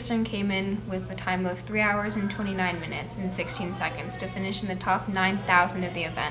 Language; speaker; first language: English; native; English